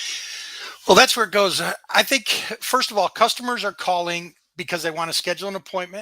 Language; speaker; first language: English; native; English